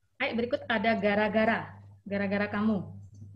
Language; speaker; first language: Indonesian; native; Indonesian